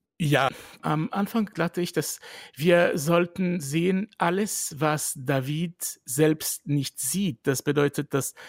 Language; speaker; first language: German; non-native, fluent; French